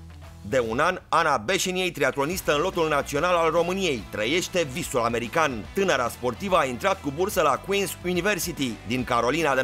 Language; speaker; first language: Romanian; native; Romanian